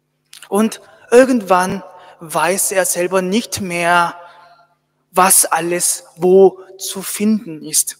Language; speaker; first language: German; non-native, fluent; Korean